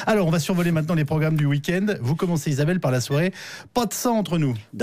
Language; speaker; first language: French; native; French